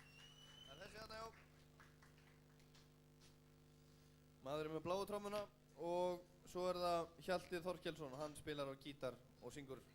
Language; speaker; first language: Icelandic; native; Icelandic